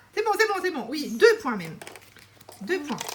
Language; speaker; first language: French; native; French